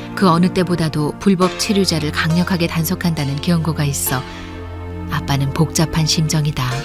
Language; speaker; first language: Korean; native; Korean